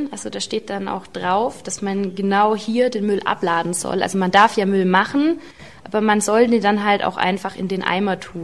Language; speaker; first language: German; native; German